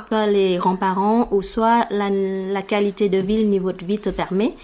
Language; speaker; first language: French; non-native, fluent; Vietnamese